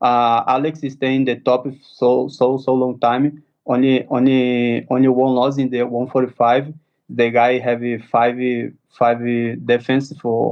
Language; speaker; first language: English; non-native, learner; Portuguese